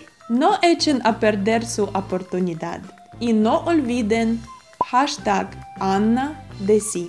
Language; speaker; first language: Spanish; non-native, fluent; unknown